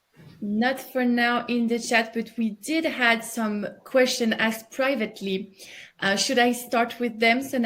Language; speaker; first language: English; non-native, fluent; French